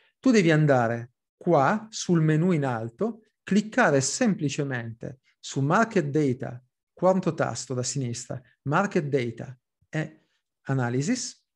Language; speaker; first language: Italian; early bilingual, heritage; Italian